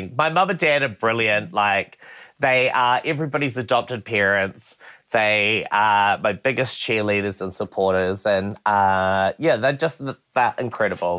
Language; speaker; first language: English; native; English